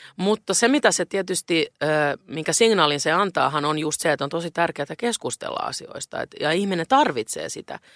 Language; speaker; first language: Finnish; non-native, local second language; Swedish